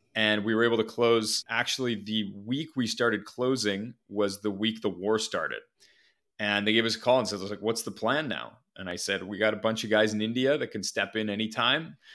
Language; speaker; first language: English; native; English